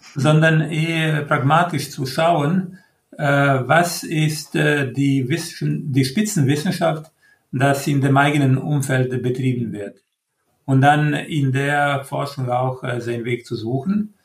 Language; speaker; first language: German; non-native, fluent; Croatian